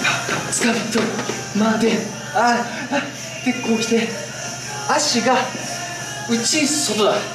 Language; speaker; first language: Japanese; native; Japanese